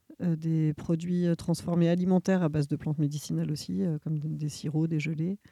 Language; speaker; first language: French; native; French